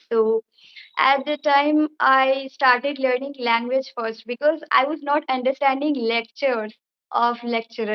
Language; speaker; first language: English; non-native, fluent; Bangla